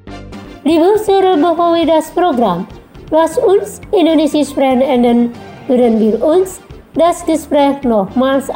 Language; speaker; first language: German; non-native, fluent; Indonesian